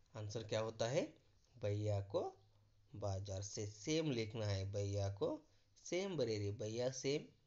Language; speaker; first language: Hindi; non-native, local second language; Kannada